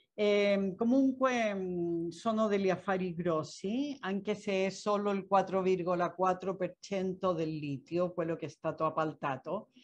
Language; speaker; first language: Italian; non-native, fluent; Spanish